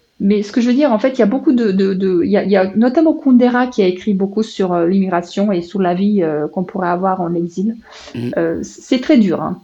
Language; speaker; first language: French; non-native, fluent; Serbian